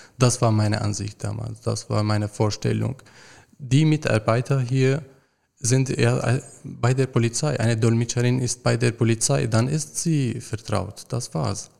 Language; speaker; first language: German; non-native, fluent; Arabic